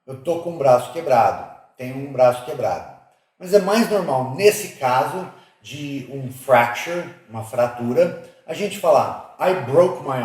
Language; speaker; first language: Portuguese; non-native, fluent; English